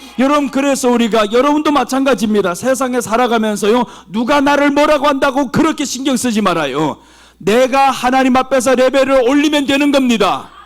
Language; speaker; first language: Korean; early bilingual, heritage; Korean